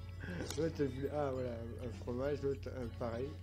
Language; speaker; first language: French; native; French